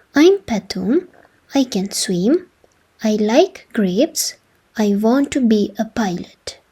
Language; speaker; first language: English; non-native, local second language; Sinhala